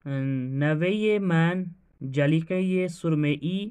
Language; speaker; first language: Persian; non-native, fluent; Urdu